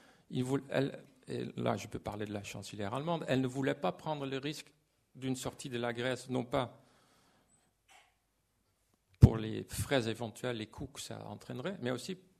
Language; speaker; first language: French; non-native, fluent; Dutch